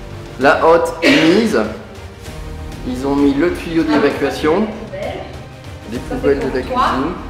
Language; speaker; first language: French; native; French